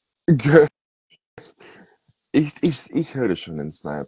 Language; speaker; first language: German; non-native, fluent; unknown